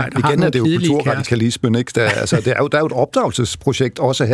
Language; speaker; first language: Danish; native; Danish